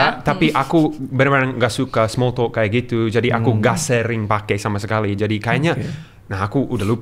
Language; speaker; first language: Indonesian; non-native, learner; English